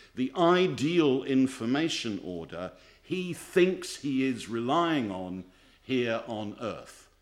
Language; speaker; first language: English; native; English